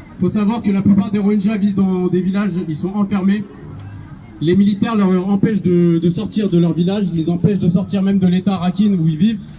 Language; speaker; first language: French; native; French